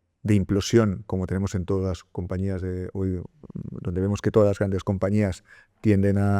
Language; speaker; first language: Spanish; native; Spanish